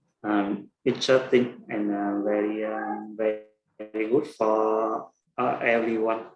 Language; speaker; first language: English; non-native, learner; Vietnamese